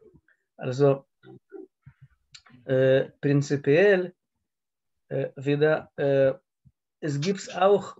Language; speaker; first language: German; non-native, learner; Russian